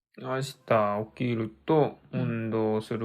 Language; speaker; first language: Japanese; non-native, learner; Korean